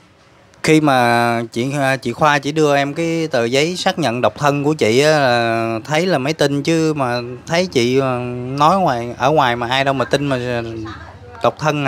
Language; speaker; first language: Vietnamese; native; Vietnamese